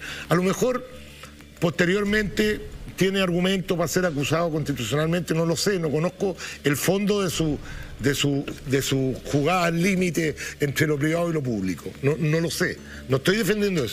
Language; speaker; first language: Spanish; native; Spanish